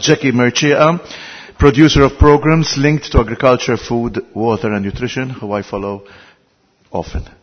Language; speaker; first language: English; non-native, fluent; Maltese